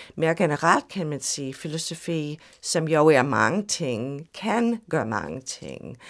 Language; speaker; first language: Danish; non-native, fluent; English